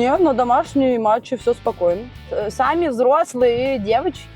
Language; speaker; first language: Russian; native; Russian